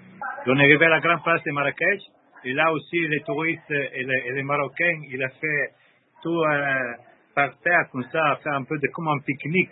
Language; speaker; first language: French; non-native, learner; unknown